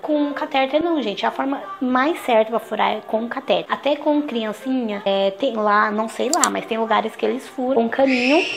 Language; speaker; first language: Portuguese; native; Portuguese